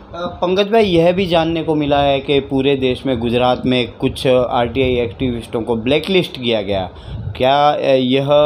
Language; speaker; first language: Hindi; native; Hindi